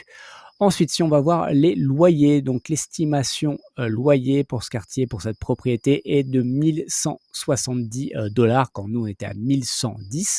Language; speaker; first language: French; native; French